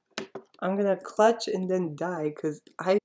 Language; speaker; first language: English; native; English